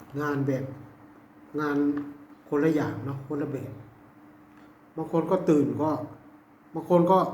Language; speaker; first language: Thai; non-native, local second language; Lao